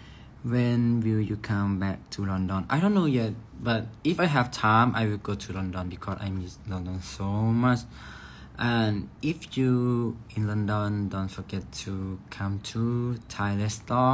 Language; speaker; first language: English; non-native, learner; Thai